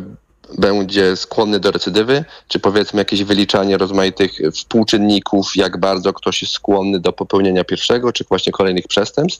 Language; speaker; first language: Polish; native; Polish